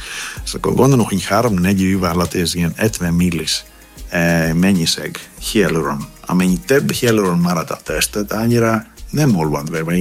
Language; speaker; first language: Hungarian; non-native, fluent; Greek